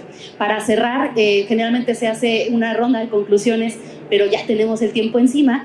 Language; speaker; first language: Spanish; native; Spanish